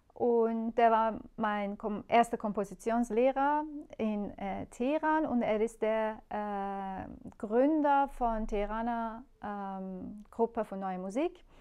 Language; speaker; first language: German; non-native, fluent; Persian